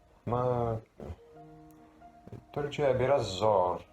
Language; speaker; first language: Turkish; non-native, learner; English